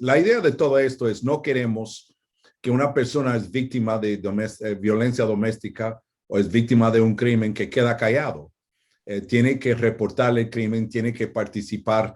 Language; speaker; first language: Spanish; non-native, fluent; English